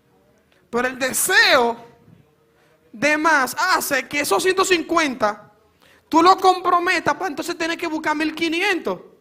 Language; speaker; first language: Spanish; native; Spanish